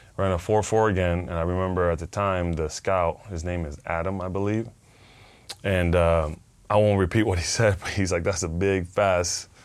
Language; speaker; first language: English; non-native, fluent; Spanish